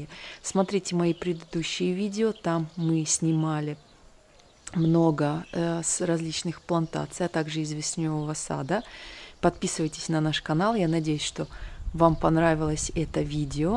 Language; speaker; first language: Russian; native; Russian